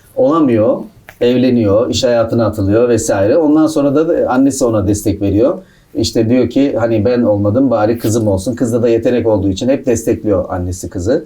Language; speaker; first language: Turkish; native; Turkish